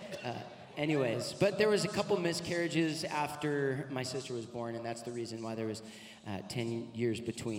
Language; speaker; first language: English; native; English